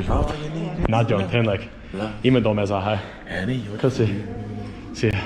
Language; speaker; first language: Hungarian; non-native, learner; English